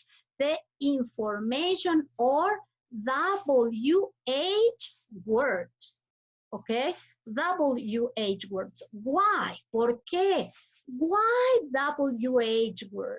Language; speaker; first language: English; non-native, fluent; Spanish